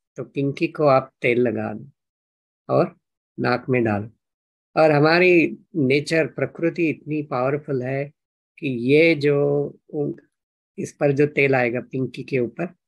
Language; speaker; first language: Hindi; non-native, local second language; Marathi